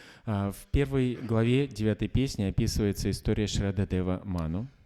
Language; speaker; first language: Russian; native; Russian